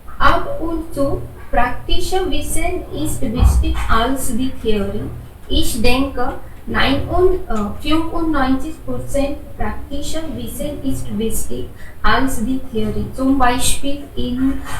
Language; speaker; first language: German; non-native, learner; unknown